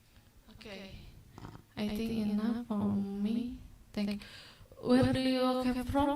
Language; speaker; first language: English; non-native, learner; Indonesian